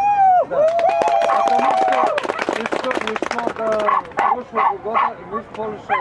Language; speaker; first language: Russian; non-native, fluent; Polish